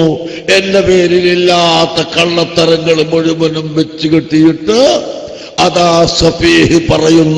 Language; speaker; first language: Malayalam; native; Malayalam